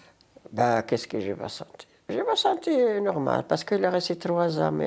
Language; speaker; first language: French; non-native, learner; Arabic